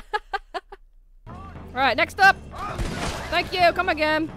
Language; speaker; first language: English; native; English